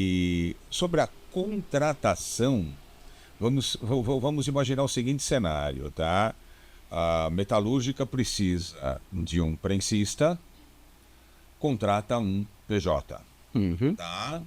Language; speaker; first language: Portuguese; native; Portuguese